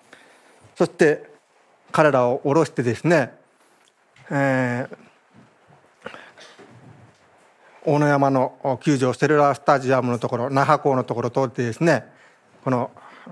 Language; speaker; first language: Japanese; native; Japanese